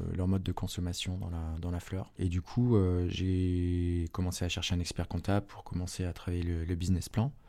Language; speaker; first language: French; native; French